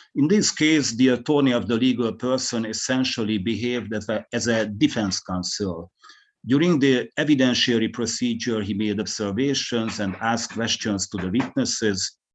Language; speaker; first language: English; non-native, fluent; Hungarian